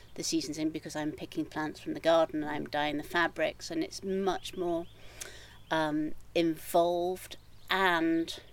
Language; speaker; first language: English; native; English